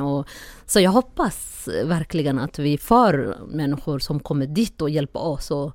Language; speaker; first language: Swedish; non-native, fluent; Somali